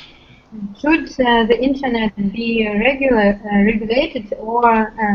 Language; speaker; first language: English; non-native, learner; Russian